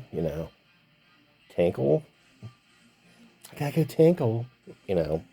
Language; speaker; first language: English; native; English